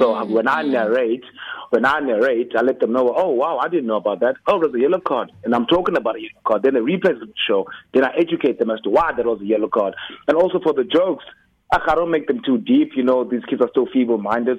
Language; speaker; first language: English; non-native, local second language; Xhosa